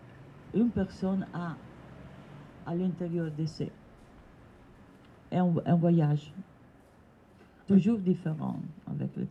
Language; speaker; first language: French; non-native, learner; Italian